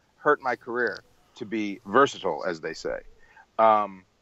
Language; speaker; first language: English; native; English